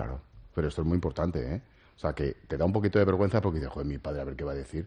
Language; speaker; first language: Spanish; native; Spanish